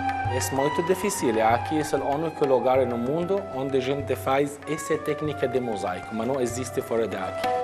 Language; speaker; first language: Portuguese; non-native, learner; Arabic